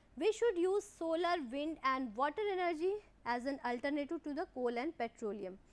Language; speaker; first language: English; non-native, local second language; Hindi